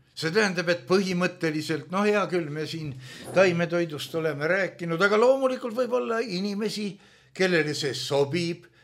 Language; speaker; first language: Estonian; native; Estonian